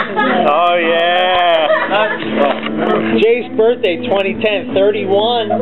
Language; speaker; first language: English; native; English